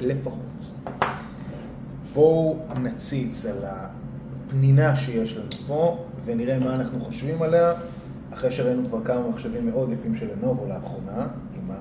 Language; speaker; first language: Hebrew; native; Hebrew